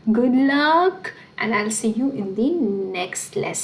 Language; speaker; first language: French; non-native, fluent; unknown